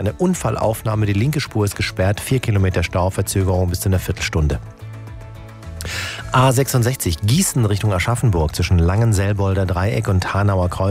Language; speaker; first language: German; native; German